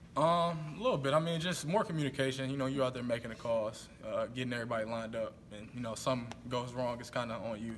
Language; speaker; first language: English; native; English